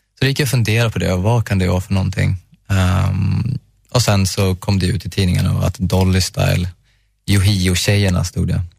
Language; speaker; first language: Swedish; native; Swedish